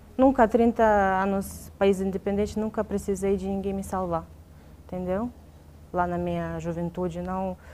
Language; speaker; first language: Portuguese; non-native, fluent; Russian